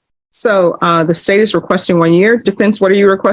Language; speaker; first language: English; native; English